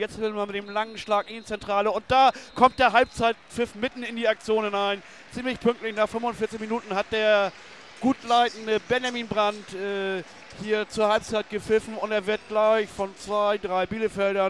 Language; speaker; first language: German; native; German